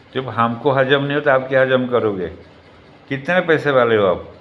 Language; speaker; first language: Hindi; non-native, local second language; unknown